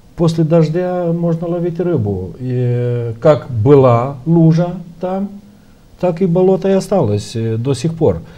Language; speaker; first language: Russian; non-native, local second language; Romanian